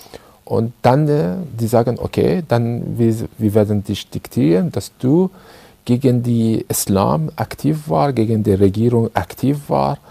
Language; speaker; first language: German; non-native, learner; Persian